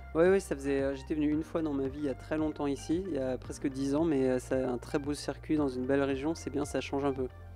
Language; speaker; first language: French; native; French